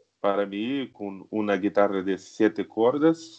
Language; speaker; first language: Spanish; non-native, learner; Portuguese